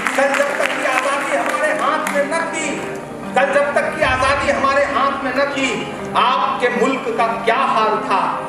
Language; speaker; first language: Urdu; native; Urdu